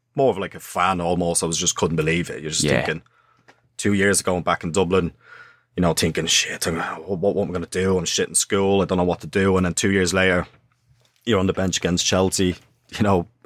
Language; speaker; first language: English; native; English